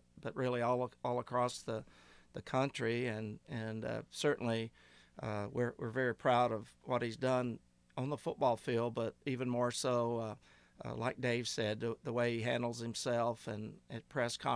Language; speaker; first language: English; native; English